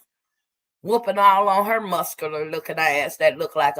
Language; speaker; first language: English; native; English